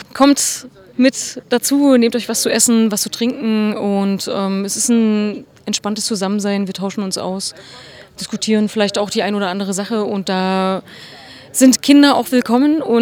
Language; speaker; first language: German; native; German